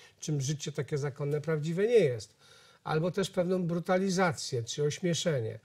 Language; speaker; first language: Polish; native; Polish